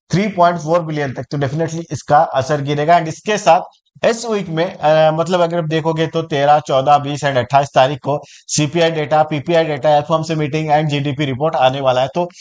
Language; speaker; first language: Hindi; native; Hindi